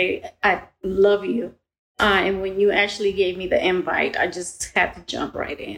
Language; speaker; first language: English; early bilingual, other home language; Spanish